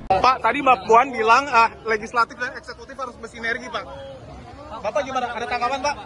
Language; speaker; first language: Indonesian; native; Indonesian